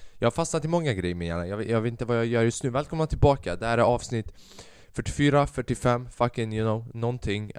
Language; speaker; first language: Swedish; early bilingual, other home language; Albanian